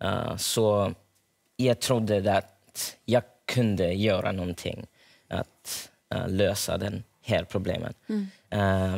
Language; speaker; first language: Swedish; early bilingual, heritage; Swedish